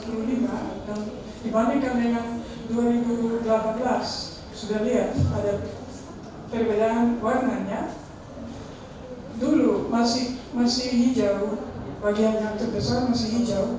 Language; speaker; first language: Indonesian; non-native, fluent; Dutch